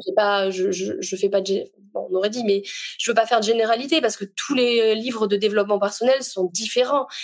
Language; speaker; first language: French; native; French